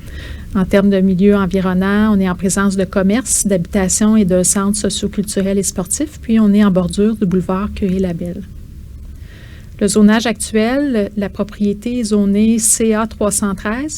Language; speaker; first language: French; native; French